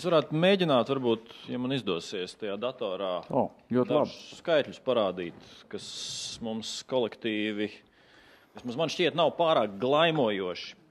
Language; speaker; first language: Latvian; native; Latvian